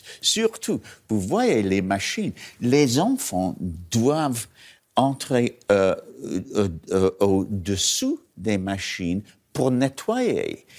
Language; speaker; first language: French; non-native, learner; English